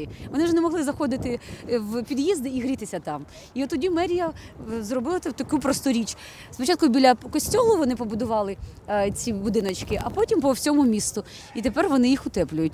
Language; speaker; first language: Ukrainian; native; Ukrainian